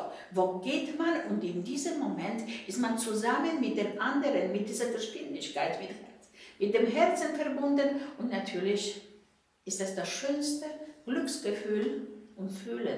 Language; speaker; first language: German; non-native, fluent; Polish